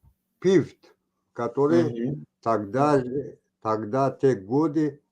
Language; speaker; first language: Russian; non-native, local second language; Tajik